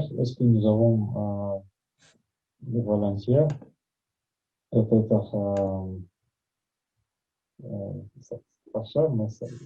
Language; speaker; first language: French; non-native, fluent; Russian